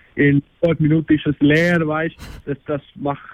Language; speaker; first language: German; non-native, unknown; Spanish